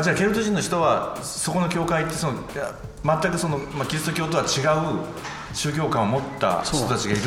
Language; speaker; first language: Japanese; native; Japanese